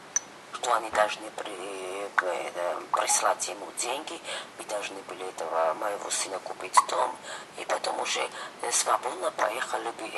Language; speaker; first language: Russian; non-native, fluent; Georgian